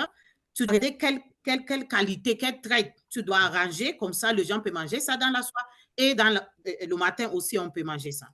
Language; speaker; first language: French; non-native, learner; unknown